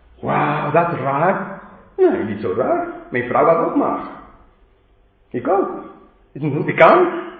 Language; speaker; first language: Dutch; non-native, fluent; English